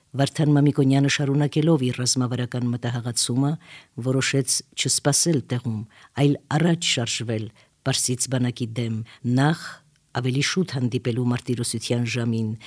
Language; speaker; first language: Armenian; native; Armenian